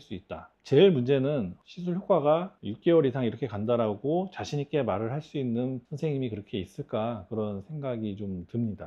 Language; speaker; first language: Korean; native; Korean